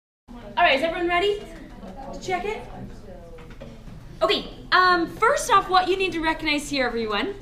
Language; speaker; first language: English; native; English